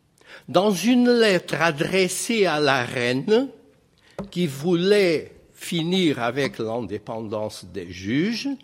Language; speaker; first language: French; non-native, fluent; Portuguese